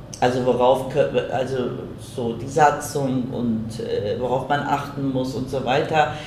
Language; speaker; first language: German; early bilingual, other home language; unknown